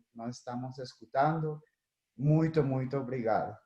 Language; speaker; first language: Portuguese; non-native, fluent; Spanish